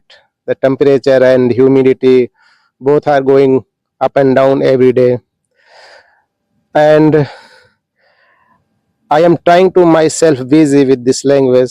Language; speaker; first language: English; non-native, local second language; Hindi